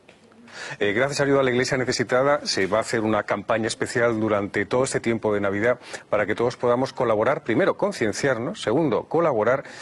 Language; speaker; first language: Spanish; native; Spanish